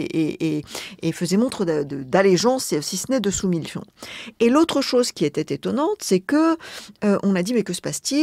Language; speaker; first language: French; native; French